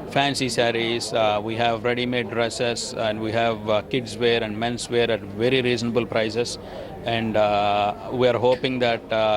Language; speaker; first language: English; non-native, local second language; Telugu